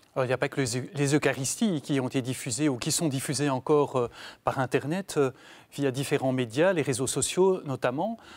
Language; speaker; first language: French; native; French